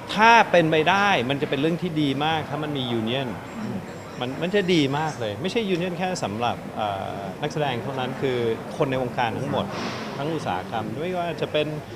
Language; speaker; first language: Thai; non-native, local second language; English